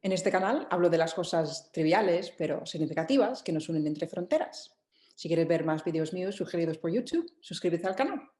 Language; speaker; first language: Spanish; non-native, fluent; English